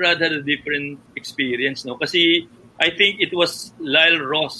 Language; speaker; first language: English; non-native, local second language; Filipino